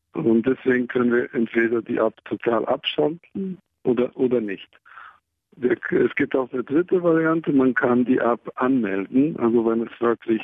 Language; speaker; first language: German; non-native, fluent; Hebrew